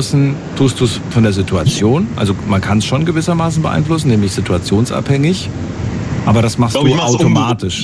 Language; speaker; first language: German; native; German